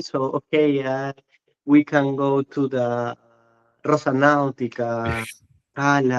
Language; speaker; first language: English; non-native, learner; Spanish